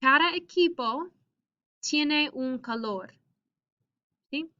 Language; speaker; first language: Spanish; non-native, fluent; English